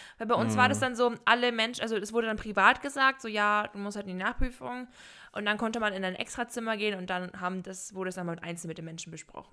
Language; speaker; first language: German; native; German